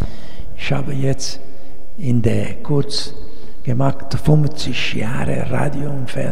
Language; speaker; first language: German; non-native, fluent; Italian